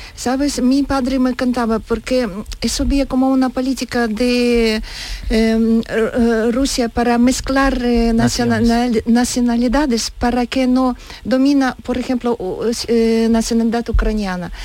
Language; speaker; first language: Spanish; non-native, learner; Ukrainian